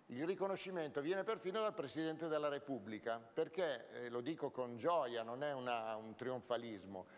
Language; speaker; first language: Italian; native; Italian